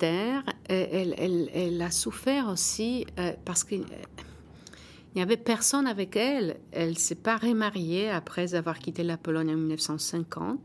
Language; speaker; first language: French; non-native, fluent; Polish